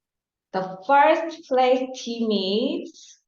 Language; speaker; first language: English; non-native, learner; Korean